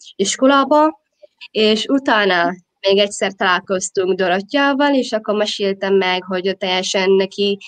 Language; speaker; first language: Hungarian; non-native, fluent; Somali